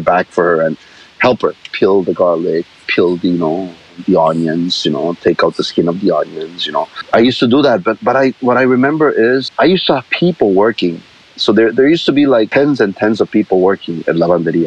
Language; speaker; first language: English; non-native, fluent; Spanish